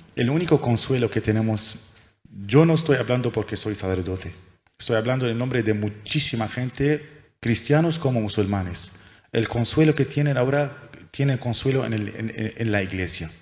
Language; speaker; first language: Spanish; non-native, fluent; Arabic